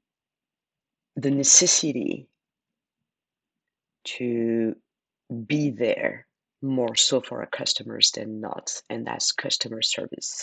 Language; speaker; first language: English; non-native, fluent; French